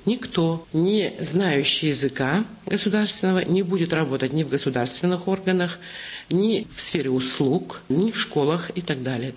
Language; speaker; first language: Russian; non-native, local second language; Kazakh